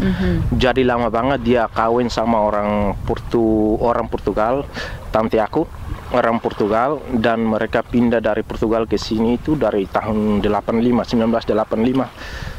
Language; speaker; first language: Indonesian; non-native, local second language; Tetum